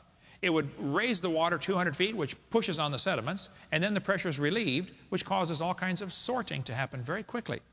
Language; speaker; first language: English; native; English